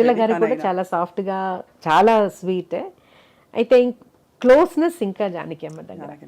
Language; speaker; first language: Telugu; non-native, local second language; Malayalam